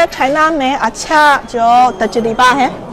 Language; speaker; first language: Hindi; non-native, learner; Chinese